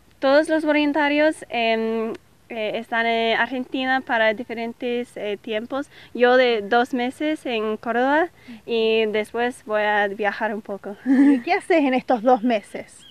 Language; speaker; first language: Spanish; non-native, learner; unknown